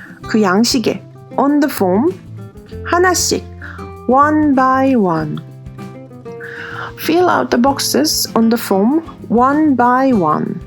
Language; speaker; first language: English; non-native, fluent; Korean